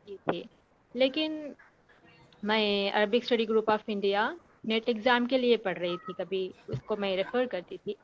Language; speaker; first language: Hindi; native; Hindi